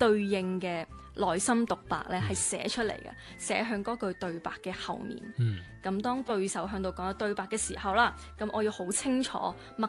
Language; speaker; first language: Cantonese; native; Cantonese